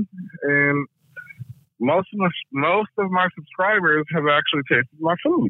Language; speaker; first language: English; native; English